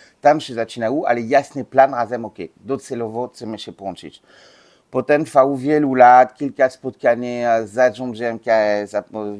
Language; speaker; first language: Polish; non-native, learner; French